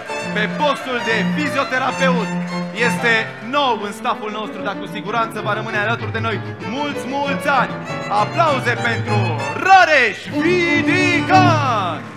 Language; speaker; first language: Romanian; native; Romanian